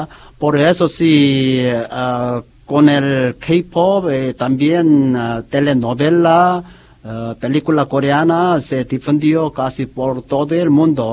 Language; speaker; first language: Spanish; non-native, learner; Korean